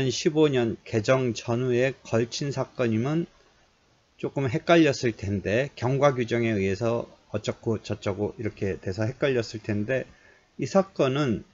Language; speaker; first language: Korean; native; Korean